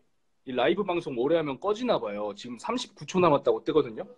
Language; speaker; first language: Korean; native; Korean